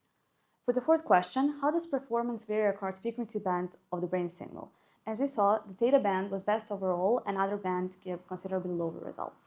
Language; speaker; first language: English; non-native, fluent; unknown